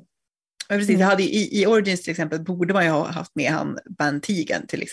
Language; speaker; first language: Swedish; native; Swedish